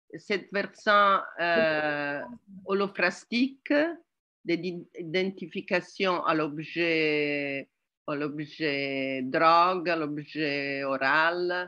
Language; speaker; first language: French; non-native, learner; Italian